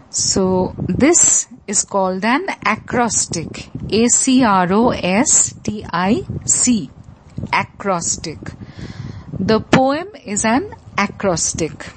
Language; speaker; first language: English; non-native, local second language; Bangla